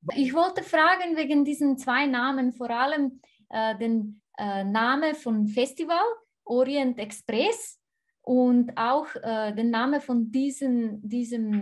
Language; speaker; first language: German; non-native, fluent; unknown